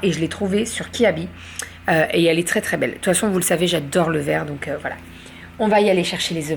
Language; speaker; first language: French; native; French